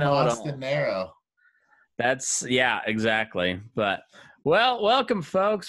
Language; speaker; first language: English; native; English